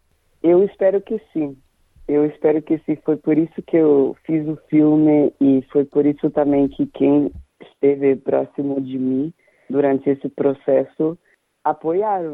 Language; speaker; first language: Portuguese; non-native, fluent; Danish